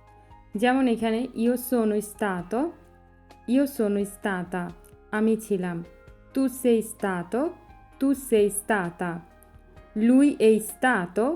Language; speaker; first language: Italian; non-native, fluent; Bangla